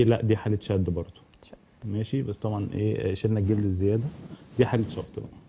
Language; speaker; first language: Arabic; native; Arabic